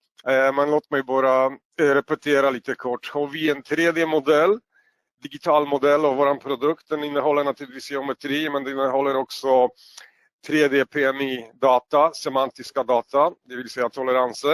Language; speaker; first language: Swedish; non-native, fluent; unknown